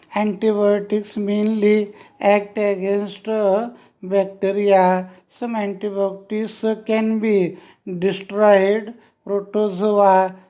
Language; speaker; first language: English; non-native, local second language; Marathi